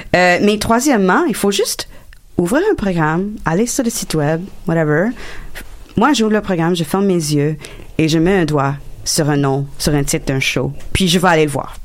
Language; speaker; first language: French; non-native, local second language; English